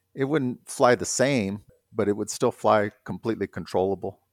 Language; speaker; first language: English; native; English